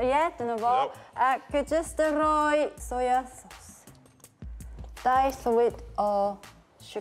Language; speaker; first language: Welsh; non-native, learner; Japanese